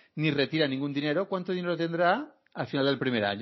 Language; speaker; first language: Spanish; non-native, local second language; Catalan